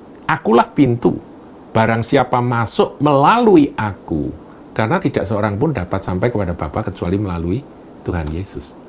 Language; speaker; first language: Indonesian; native; Indonesian